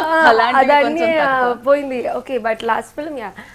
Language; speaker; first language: Telugu; non-native, learner; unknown